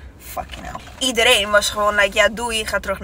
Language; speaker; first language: Dutch; non-native, learner; Italian